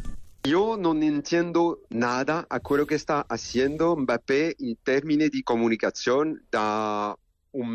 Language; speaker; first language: Spanish; non-native, learner; French